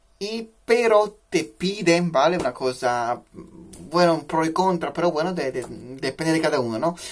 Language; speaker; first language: Spanish; non-native, fluent; Italian